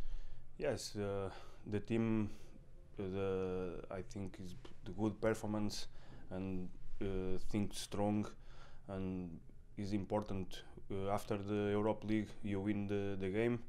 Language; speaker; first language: English; non-native, learner; Portuguese